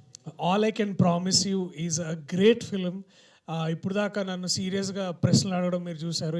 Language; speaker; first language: Telugu; native; Telugu